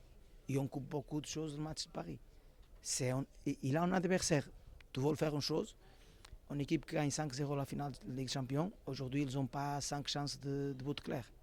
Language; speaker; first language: French; non-native, learner; Portuguese